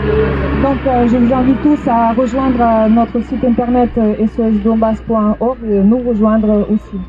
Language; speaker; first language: French; non-native, fluent; Russian